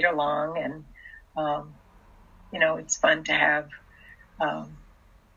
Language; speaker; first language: English; early bilingual, other home language; Russian